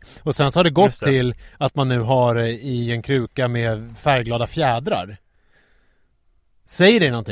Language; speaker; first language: Swedish; native; Swedish